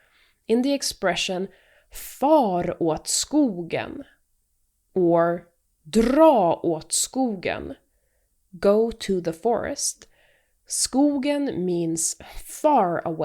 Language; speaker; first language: Swedish; native; Swedish